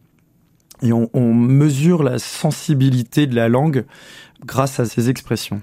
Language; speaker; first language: French; native; French